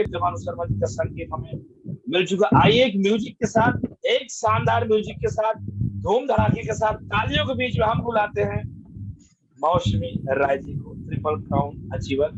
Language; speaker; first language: Hindi; native; Hindi